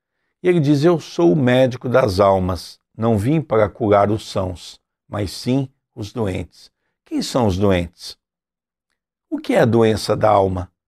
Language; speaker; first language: Portuguese; native; Portuguese